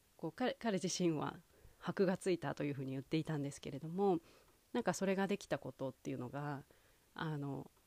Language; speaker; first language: Japanese; native; Japanese